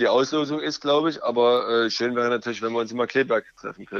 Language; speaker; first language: German; native; German